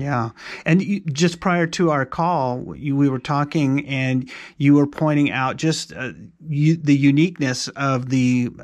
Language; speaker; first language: English; native; English